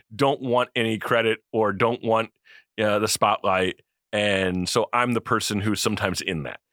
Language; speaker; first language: English; native; English